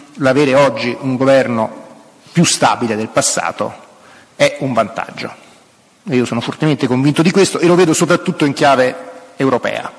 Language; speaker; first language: Italian; native; Italian